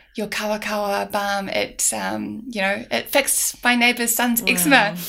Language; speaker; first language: English; native; English